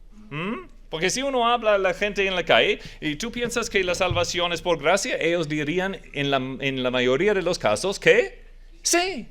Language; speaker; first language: Spanish; non-native, fluent; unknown